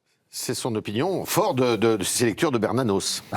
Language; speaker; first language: French; native; French